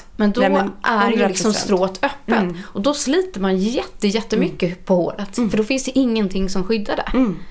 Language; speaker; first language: Swedish; native; Swedish